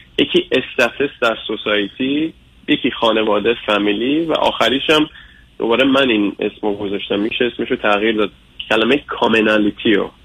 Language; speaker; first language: Persian; early bilingual, other home language; English